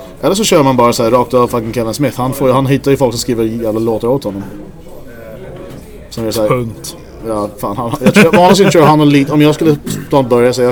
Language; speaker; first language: Swedish; native; Swedish